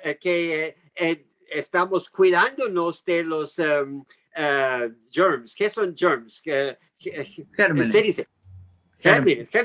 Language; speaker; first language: Spanish; non-native, fluent; English